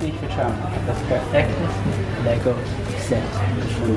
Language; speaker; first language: German; non-native, learner; English